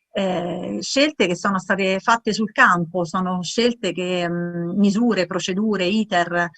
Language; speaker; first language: Italian; native; Italian